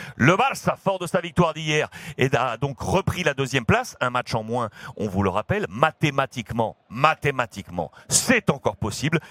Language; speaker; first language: French; native; French